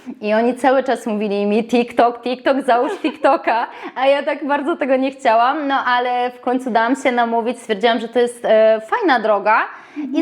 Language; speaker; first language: Polish; native; Polish